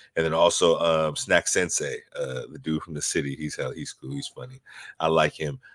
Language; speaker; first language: English; native; English